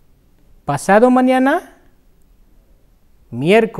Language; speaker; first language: Spanish; non-native, fluent; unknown